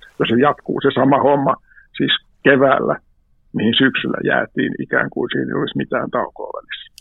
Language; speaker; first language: Finnish; native; Finnish